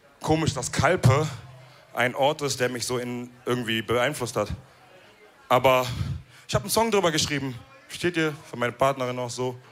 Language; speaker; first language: German; early bilingual, other home language; Wolof